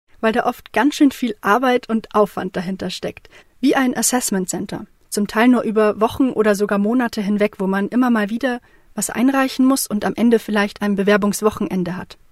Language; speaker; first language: German; native; German